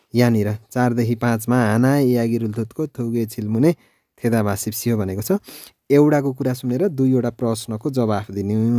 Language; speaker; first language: Nepali; native; Nepali